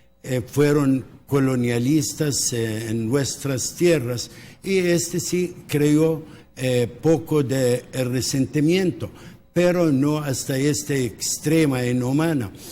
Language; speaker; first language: Spanish; non-native, local second language; Arabic